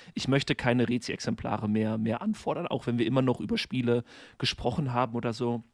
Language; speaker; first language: German; native; German